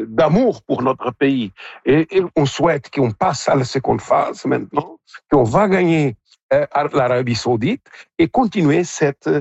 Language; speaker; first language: French; non-native, fluent; Portuguese